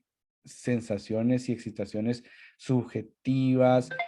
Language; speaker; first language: Spanish; native; Spanish